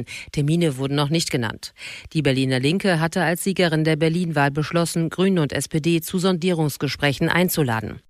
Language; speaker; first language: German; native; German